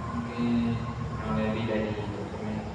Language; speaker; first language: Indonesian; non-native, local second language; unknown